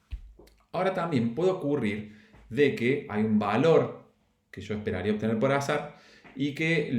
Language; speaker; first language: Spanish; native; Spanish